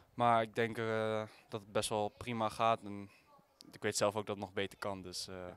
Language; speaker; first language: Dutch; native; Dutch